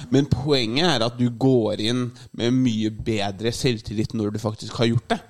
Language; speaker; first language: Norwegian; native; Norwegian